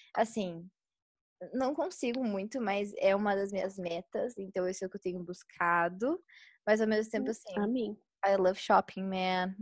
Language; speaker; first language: Portuguese; native; Portuguese